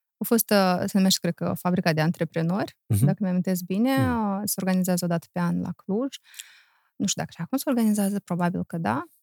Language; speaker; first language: Romanian; native; Romanian